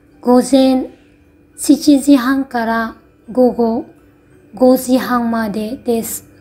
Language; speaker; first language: Japanese; non-native, fluent; Vietnamese